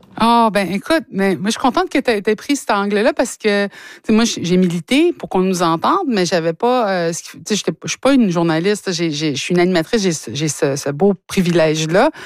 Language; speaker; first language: French; native; French